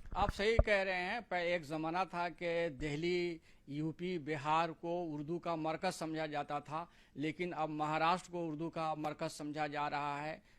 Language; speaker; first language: Urdu; native; Urdu